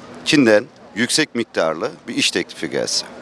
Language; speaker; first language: Turkish; native; Turkish